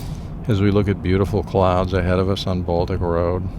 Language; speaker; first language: English; native; English